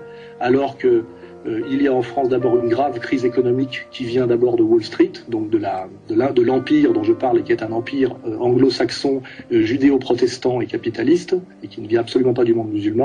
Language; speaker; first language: French; native; French